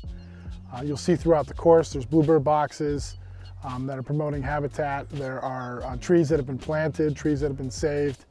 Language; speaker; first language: English; native; English